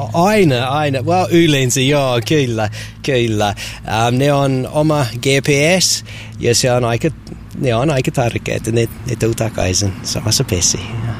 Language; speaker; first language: Finnish; non-native, learner; English